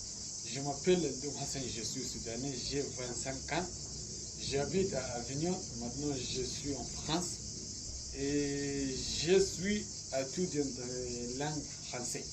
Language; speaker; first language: French; non-native, learner; Arabic